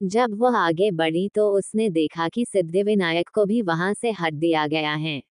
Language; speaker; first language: Hindi; native; Hindi